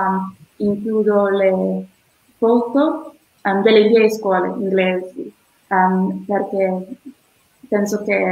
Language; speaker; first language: Italian; non-native, fluent; English